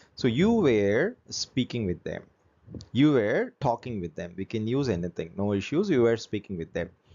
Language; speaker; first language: English; non-native, local second language; Tamil